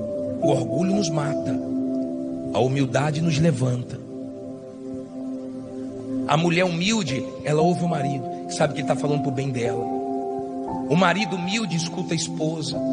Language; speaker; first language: Portuguese; native; Portuguese